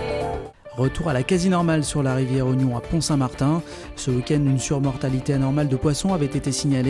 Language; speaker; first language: French; native; French